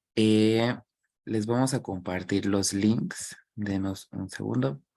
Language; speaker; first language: Spanish; native; Spanish